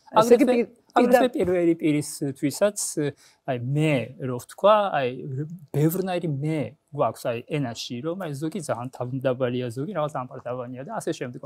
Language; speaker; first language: Georgian; non-native, fluent; Japanese